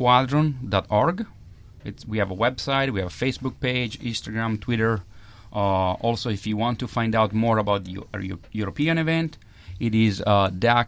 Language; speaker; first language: English; non-native, fluent; Italian